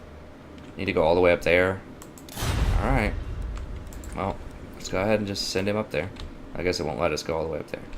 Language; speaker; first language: English; native; English